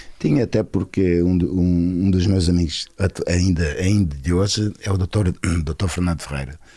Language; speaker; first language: Portuguese; non-native, local second language; Kabuverdianu